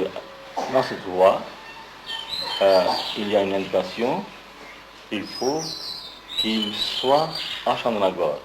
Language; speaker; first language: French; non-native, fluent; Bangla